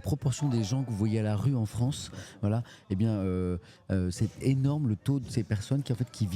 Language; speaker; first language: French; native; French